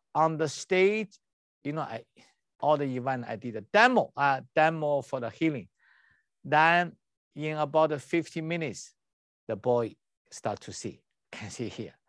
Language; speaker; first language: English; non-native, learner; Chinese